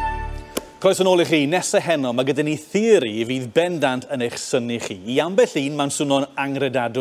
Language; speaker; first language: Welsh; native; Welsh